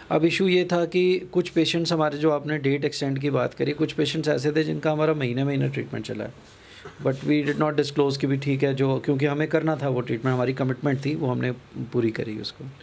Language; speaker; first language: Hindi; non-native, local second language; Punjabi